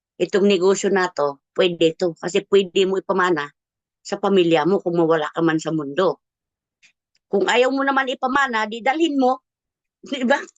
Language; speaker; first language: Filipino; non-native, local second language; Cebuano